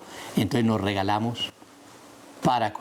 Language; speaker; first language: Spanish; native; Spanish